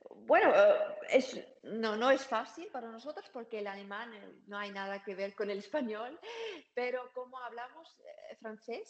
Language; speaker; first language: Spanish; non-native, learner; German